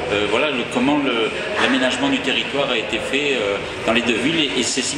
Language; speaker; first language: French; native; French